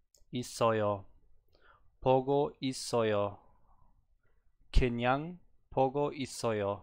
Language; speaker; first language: Korean; non-native, learner; German